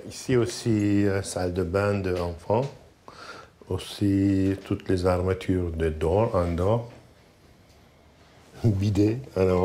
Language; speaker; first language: French; non-native, learner; Turkish